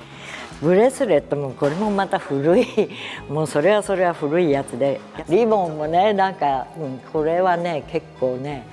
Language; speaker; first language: Japanese; native; Japanese